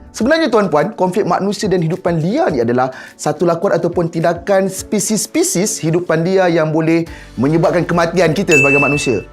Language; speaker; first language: Malay; native; Malay